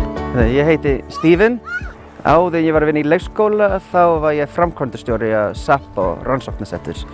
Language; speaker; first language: Icelandic; non-native, fluent; English